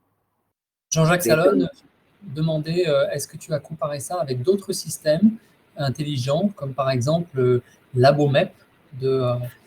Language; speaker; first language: French; native; French